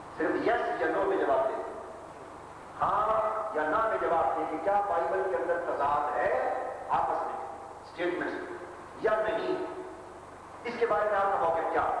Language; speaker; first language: Urdu; non-native, local second language; Punjabi